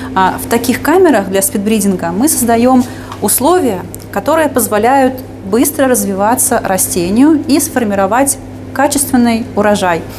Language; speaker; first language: Russian; native; Russian